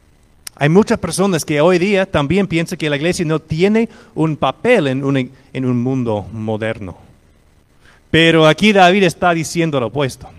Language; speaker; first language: Spanish; non-native, fluent; English